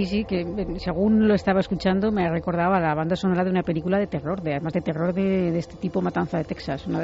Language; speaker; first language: Spanish; native; Spanish